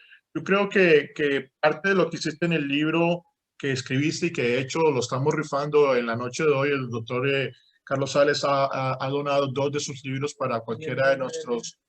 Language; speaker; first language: Spanish; native; Spanish